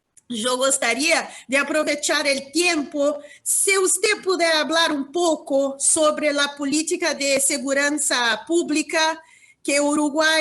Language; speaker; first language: Spanish; non-native, learner; Portuguese